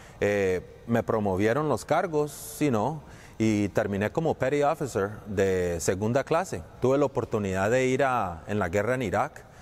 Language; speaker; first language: Spanish; native; Spanish